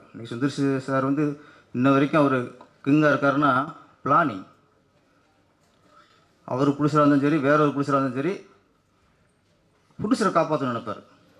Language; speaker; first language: Tamil; native; Tamil